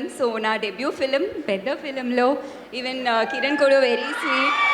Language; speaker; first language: Telugu; non-native, learner; Tamil